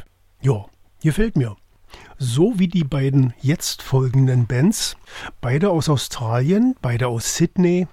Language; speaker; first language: German; native; German